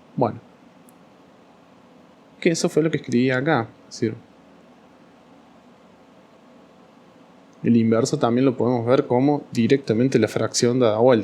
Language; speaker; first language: Spanish; native; Spanish